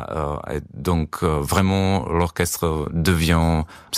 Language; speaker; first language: French; non-native, fluent; Czech